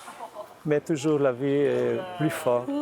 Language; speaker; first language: French; non-native, learner; Arabic